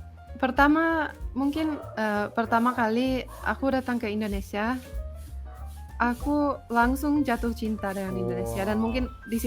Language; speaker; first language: Indonesian; non-native, fluent; Finnish